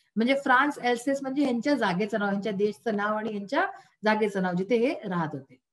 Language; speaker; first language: Marathi; non-native, local second language; Hindi